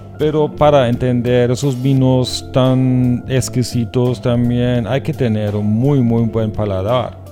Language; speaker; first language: Spanish; non-native, fluent; German